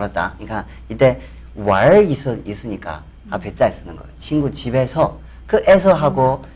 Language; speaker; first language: Korean; non-native, fluent; Chinese